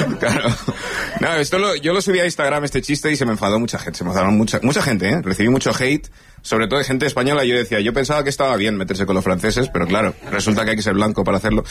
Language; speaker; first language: Spanish; early bilingual, other home language; English